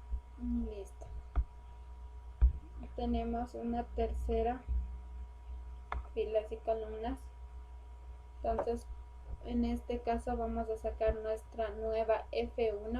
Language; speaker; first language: Spanish; native; Spanish